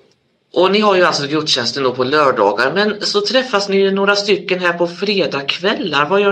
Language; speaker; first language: Swedish; native; Swedish